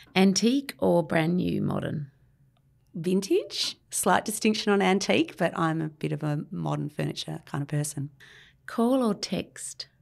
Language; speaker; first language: English; native; English